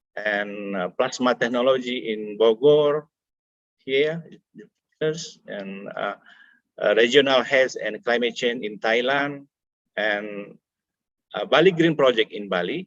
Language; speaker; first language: English; non-native, fluent; Indonesian